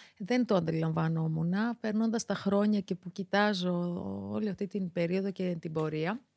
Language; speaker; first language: Greek; early bilingual, other home language; Georgian